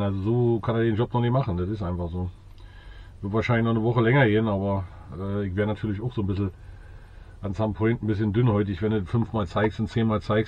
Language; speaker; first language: German; native; German